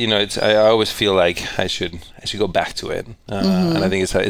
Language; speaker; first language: English; non-native, fluent; Spanish